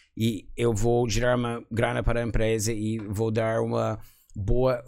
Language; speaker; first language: Portuguese; non-native, fluent; English